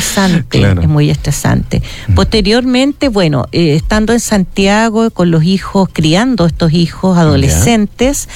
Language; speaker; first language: Spanish; native; Spanish